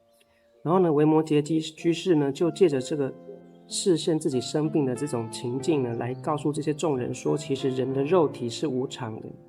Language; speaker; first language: Chinese; native; Chinese